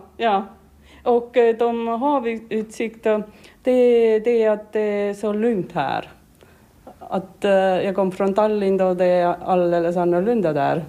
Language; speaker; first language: Swedish; non-native, learner; Finnish